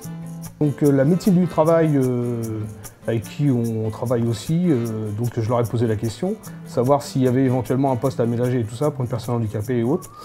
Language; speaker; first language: French; native; French